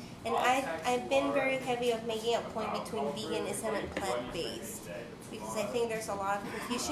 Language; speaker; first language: English; non-native, fluent; Spanish